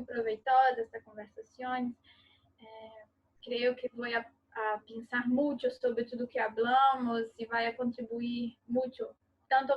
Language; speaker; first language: Spanish; non-native, learner; Portuguese